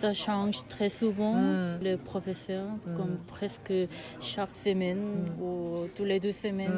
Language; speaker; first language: French; non-native, learner; Korean